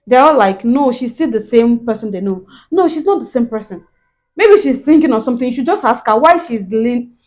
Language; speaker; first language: English; non-native, local second language; Yoruba